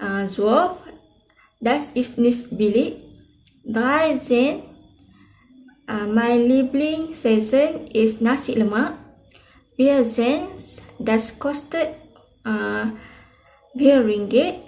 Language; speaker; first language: German; non-native, learner; Malay